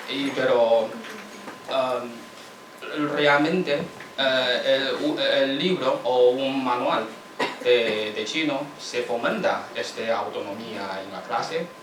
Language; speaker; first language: Spanish; non-native, fluent; Chinese